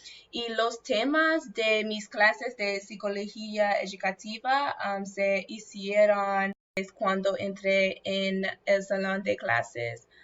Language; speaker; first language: Spanish; non-native, learner; English